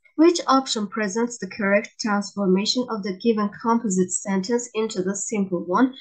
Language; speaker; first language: English; non-native, fluent; Azerbaijani